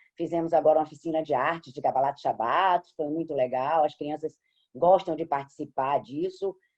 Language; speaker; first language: Portuguese; native; Portuguese